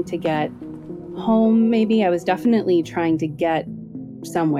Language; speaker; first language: English; native; English